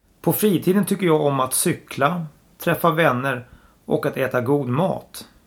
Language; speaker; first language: Swedish; native; Swedish